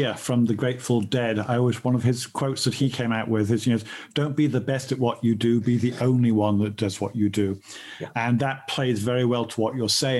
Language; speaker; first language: English; native; English